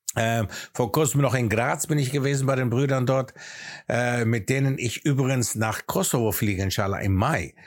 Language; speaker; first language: German; early bilingual, other home language; Greek